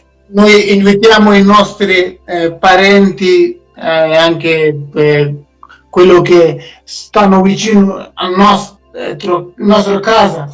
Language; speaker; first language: Italian; non-native, learner; Persian